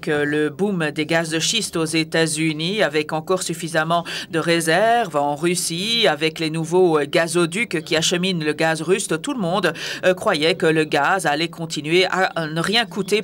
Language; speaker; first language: French; native; French